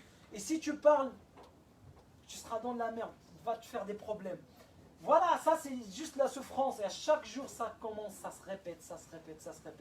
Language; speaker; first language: French; non-native, fluent; Arabic